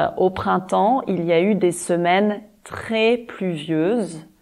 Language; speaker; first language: French; native; French